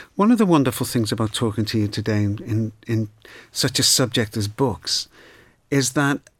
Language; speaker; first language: English; native; English